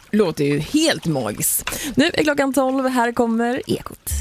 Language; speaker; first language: Swedish; native; Swedish